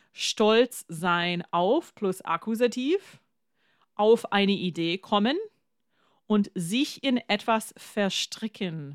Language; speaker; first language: German; non-native, fluent; English